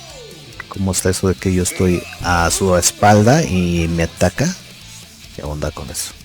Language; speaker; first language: Spanish; native; Spanish